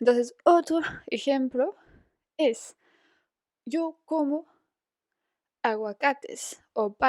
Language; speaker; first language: Spanish; non-native, fluent; French